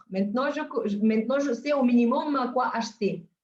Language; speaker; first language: French; non-native, fluent; Bulgarian